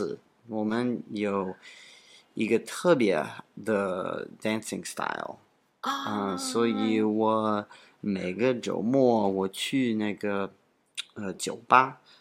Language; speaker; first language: Chinese; non-native, learner; English